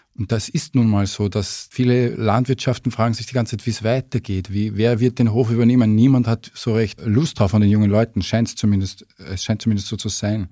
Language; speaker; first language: German; native; German